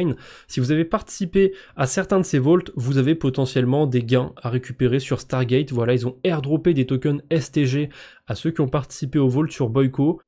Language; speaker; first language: French; native; French